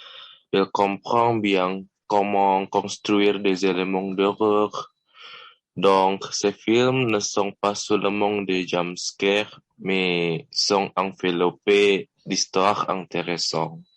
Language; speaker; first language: French; non-native, learner; Indonesian